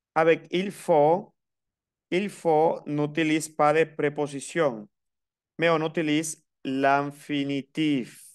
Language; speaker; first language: French; non-native, fluent; Spanish